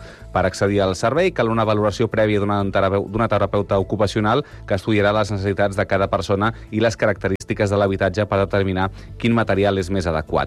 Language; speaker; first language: Catalan; native; Catalan